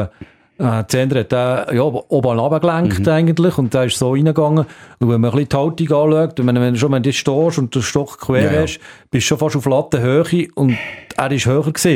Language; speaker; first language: German; native; German